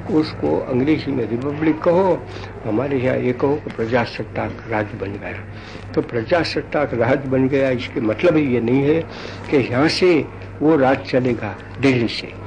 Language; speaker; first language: Hindi; non-native, local second language; Gujarati